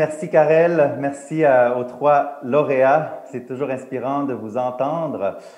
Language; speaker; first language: French; native; French